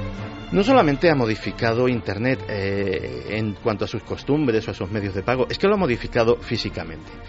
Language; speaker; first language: Spanish; native; Spanish